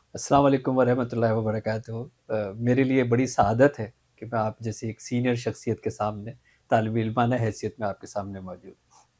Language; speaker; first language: Urdu; native; Urdu